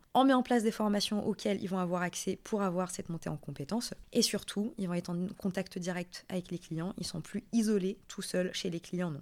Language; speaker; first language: French; non-native, local second language; Arabic